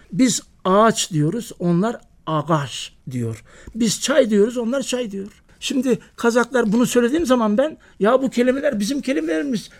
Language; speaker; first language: Turkish; native; Turkish